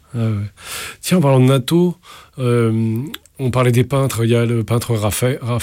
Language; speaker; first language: French; native; French